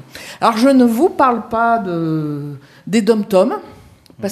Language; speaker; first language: French; native; French